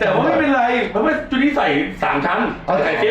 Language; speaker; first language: Thai; native; Thai